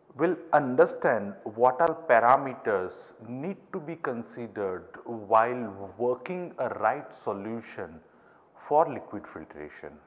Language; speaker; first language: English; non-native, local second language; Gujarati